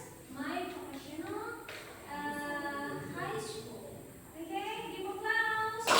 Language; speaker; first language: English; non-native, fluent; Indonesian